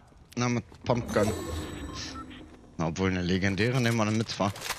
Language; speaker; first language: German; native; German